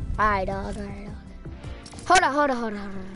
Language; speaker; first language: English; native; English